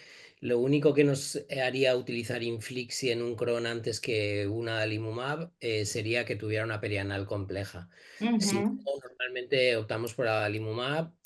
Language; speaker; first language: Spanish; native; Spanish